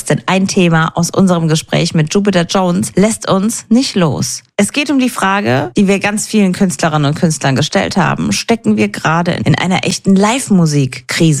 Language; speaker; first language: German; native; German